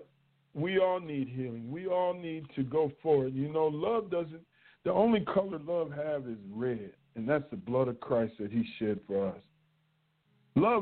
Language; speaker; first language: English; native; English